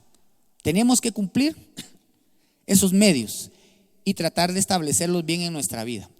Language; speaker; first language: Spanish; native; Spanish